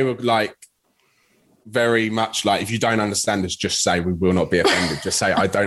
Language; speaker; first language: English; native; English